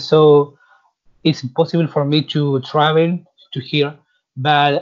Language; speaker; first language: English; non-native, learner; Spanish